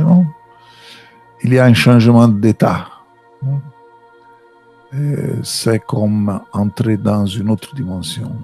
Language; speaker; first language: French; non-native, fluent; Italian